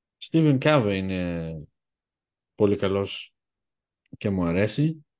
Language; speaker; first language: Greek; early bilingual, heritage; Greek